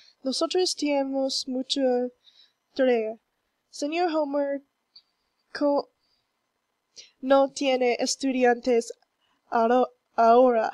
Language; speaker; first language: Spanish; non-native, learner; English